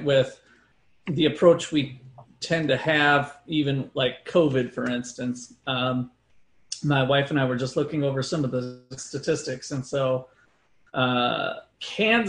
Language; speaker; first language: English; native; English